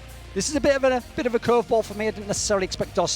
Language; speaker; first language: English; native; English